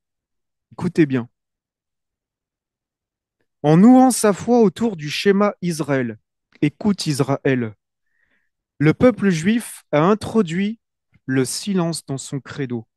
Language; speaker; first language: French; native; French